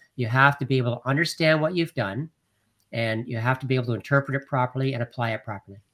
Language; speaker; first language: English; native; English